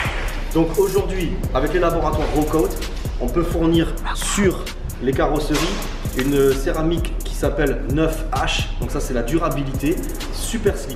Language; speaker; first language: French; native; French